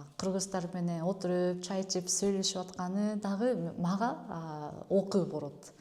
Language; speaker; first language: Kyrgyz; non-native, fluent; Japanese